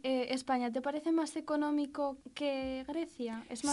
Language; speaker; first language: Spanish; native; Spanish